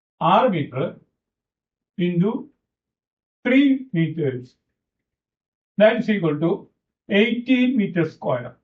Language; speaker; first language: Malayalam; native; Malayalam